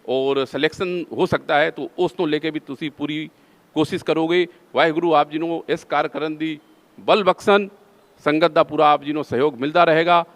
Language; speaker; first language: Hindi; non-native, local second language; Punjabi